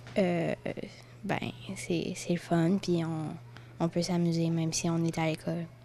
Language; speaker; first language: French; native; French